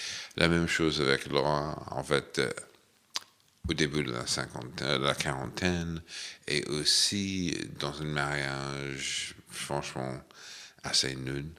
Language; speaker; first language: French; non-native, fluent; English